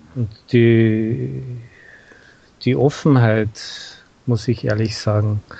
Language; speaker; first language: German; native; German